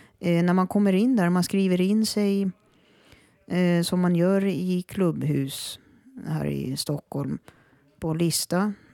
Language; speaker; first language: Swedish; early bilingual, other home language; Finnish